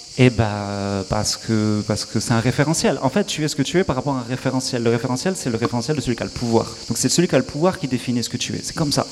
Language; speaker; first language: French; native; French